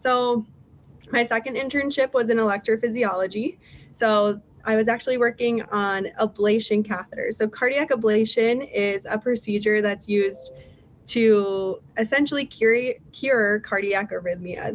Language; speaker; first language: English; native; English